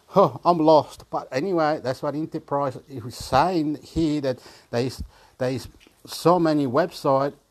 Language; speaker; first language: English; non-native, fluent; Spanish